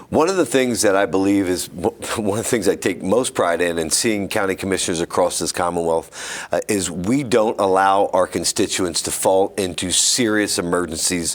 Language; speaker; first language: English; native; English